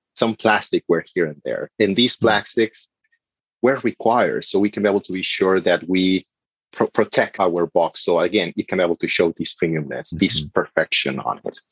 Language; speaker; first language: English; non-native, fluent; Spanish